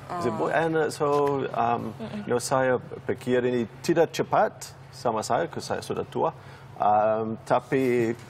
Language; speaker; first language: Indonesian; non-native, learner; English